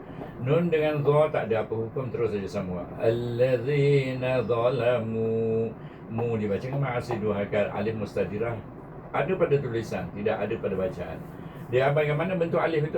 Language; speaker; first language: Malay; native; Malay